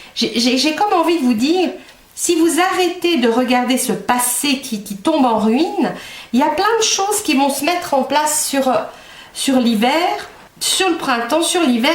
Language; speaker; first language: French; native; French